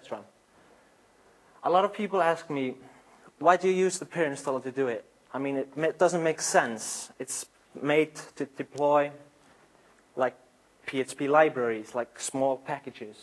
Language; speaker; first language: English; non-native, fluent; Icelandic